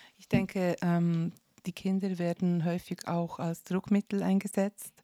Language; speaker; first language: German; native; German